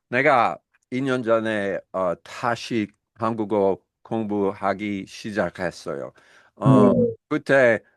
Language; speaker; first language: Korean; non-native, learner; English